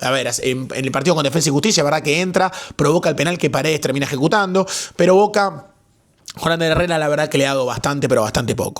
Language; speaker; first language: Spanish; native; Spanish